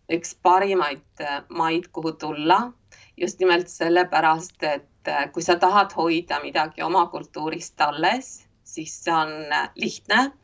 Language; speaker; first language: Estonian; native; Estonian